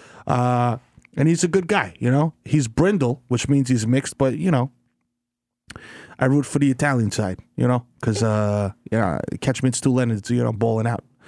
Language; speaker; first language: English; early bilingual, other home language; Spanish